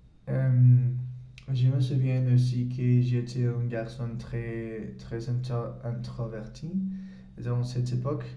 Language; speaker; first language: French; non-native, learner; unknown